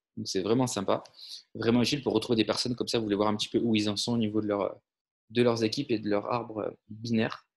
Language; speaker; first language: French; native; French